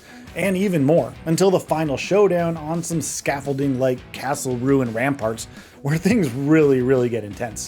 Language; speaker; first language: English; native; English